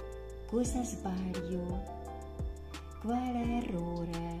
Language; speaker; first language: Italian; non-native, learner; Hungarian